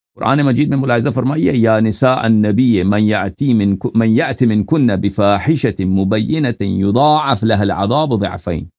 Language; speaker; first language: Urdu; non-native, fluent; Persian